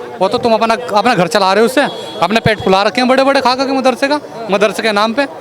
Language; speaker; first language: Hindi; native; Hindi